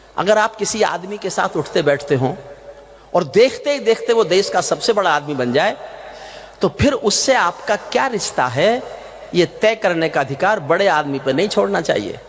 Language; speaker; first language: Hindi; native; Hindi